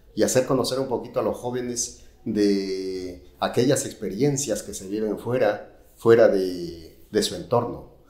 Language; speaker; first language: Spanish; native; Spanish